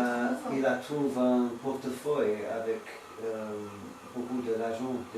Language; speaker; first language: French; non-native, learner; English